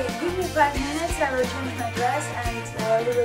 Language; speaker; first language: English; non-native, learner; Russian